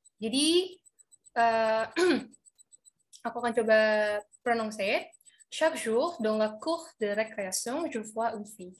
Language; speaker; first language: French; non-native, fluent; Indonesian